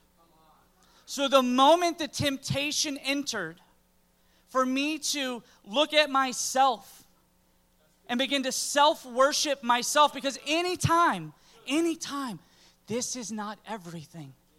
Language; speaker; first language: English; native; English